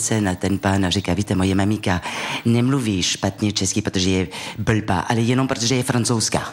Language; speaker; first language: Czech; non-native, fluent; French